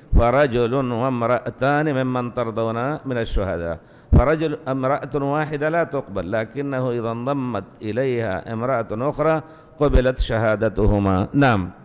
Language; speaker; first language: Arabic; native; Arabic